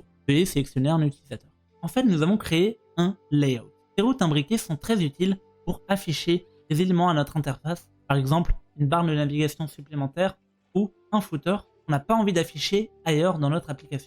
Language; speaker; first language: French; native; French